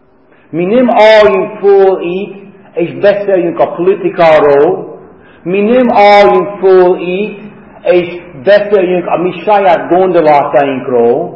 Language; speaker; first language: Hungarian; non-native, fluent; English